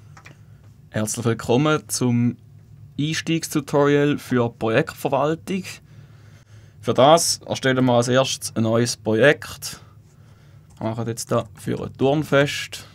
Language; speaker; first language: German; native; German